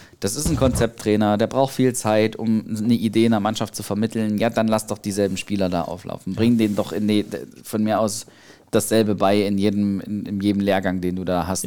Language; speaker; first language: German; native; German